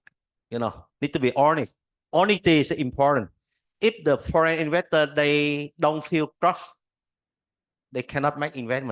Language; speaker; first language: English; non-native, learner; Vietnamese